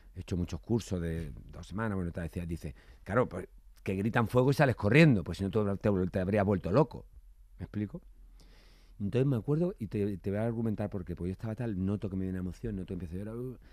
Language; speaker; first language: Spanish; native; Spanish